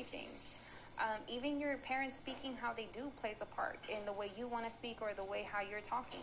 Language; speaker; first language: English; early bilingual, other home language; Spanish